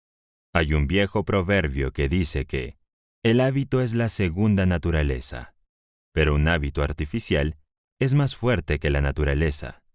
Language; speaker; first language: Spanish; native; Spanish